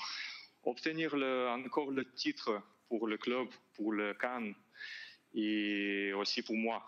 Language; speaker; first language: French; non-native, learner; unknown